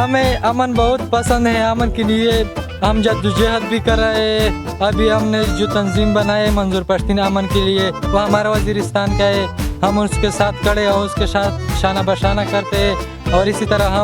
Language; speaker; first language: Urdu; non-native, local second language; Pashto